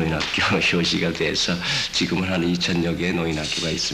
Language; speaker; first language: Korean; native; Korean